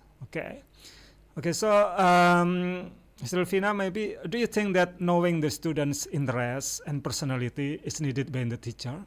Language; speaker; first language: English; non-native, fluent; Indonesian